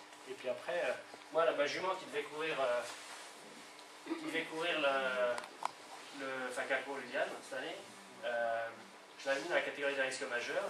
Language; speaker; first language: French; native; French